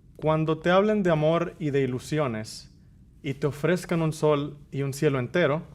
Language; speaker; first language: Spanish; early bilingual, other home language; English